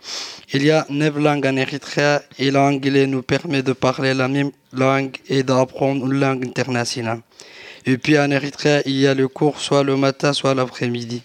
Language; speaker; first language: French; non-native, learner; Tigrinya